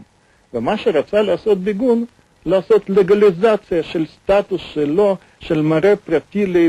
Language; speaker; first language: Hebrew; non-native, fluent; Russian